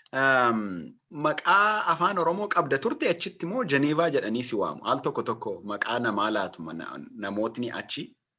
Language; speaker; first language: Oromo; native; Oromo